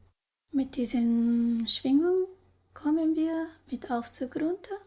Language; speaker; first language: German; non-native, learner; Japanese